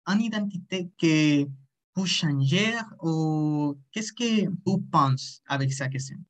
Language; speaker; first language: French; non-native, learner; Spanish